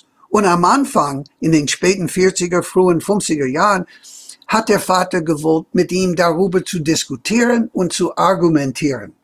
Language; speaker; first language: German; non-native, fluent; English